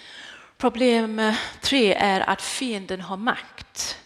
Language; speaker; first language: Swedish; non-native, fluent; English